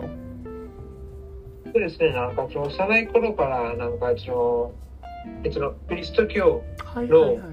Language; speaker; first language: Japanese; non-native, learner; Bangla